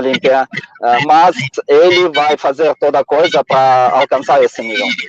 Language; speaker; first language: Portuguese; non-native, fluent; Russian